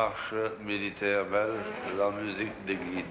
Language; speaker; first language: French; native; French